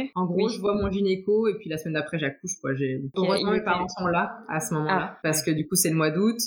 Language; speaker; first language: French; native; French